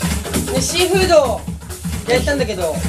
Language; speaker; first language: Japanese; native; Japanese